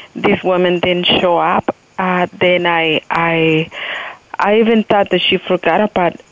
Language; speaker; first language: English; non-native, fluent; Spanish